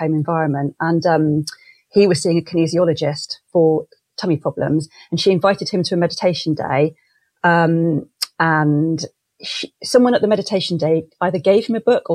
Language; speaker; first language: English; native; English